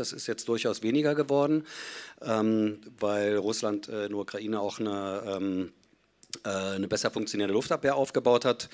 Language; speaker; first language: German; native; German